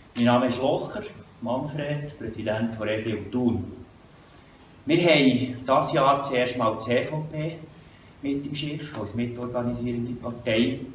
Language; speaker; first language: German; native; German